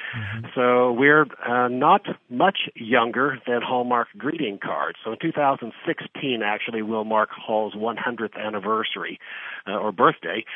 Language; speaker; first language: English; native; English